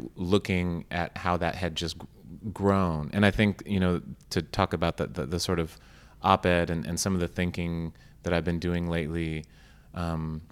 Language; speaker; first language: English; native; English